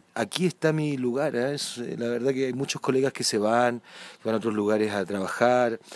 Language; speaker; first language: Spanish; native; Spanish